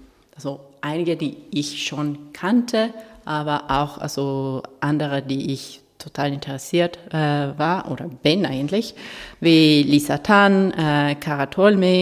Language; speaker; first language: German; non-native, fluent; Spanish